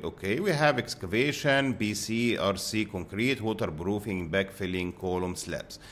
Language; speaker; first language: English; non-native, fluent; Arabic